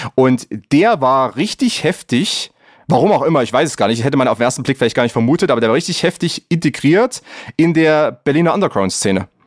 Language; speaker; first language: German; native; German